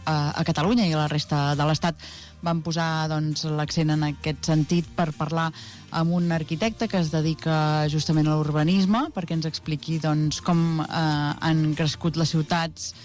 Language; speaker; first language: Catalan; native; Catalan